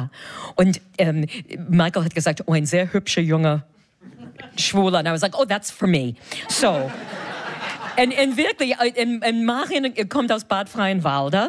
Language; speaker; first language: German; non-native, fluent; English